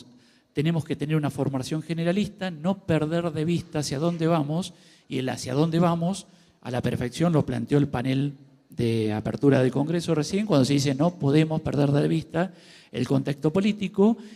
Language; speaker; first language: Spanish; native; Spanish